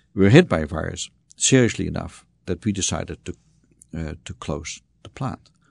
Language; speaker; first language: English; non-native, fluent; Dutch